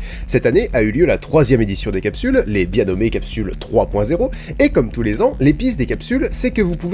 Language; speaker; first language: French; native; French